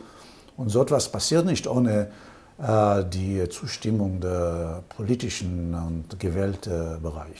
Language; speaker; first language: German; non-native, fluent; Hebrew